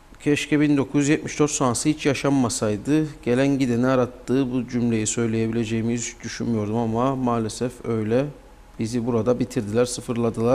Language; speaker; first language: Turkish; native; Turkish